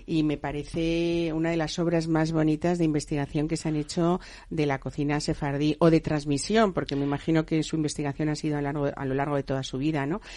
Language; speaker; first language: Spanish; native; Spanish